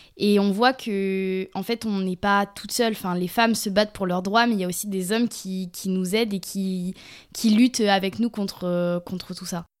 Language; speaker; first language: French; native; French